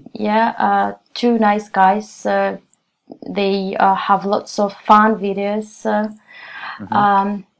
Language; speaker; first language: English; non-native, fluent; Russian